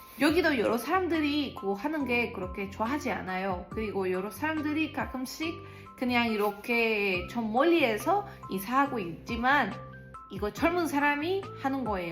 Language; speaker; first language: Korean; non-native, learner; Spanish